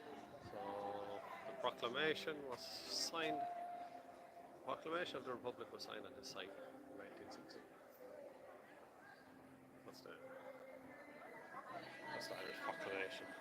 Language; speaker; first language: English; native; English